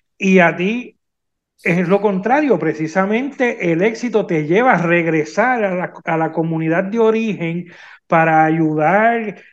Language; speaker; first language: Spanish; native; Spanish